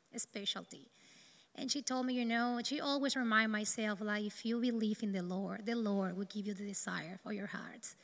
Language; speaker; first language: English; non-native, learner; Spanish